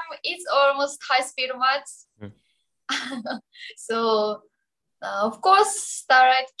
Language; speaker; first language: English; non-native, learner; Japanese